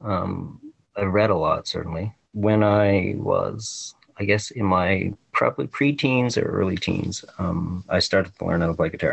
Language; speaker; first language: English; native; English